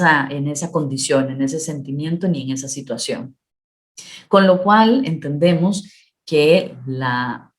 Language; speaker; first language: Spanish; native; Spanish